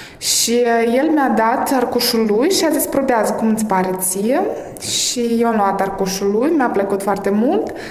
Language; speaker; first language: Romanian; early bilingual, heritage; Romanian